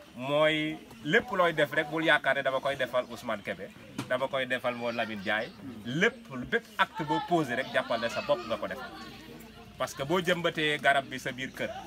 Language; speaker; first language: Wolof; non-native, local second language; Jola-Fonyi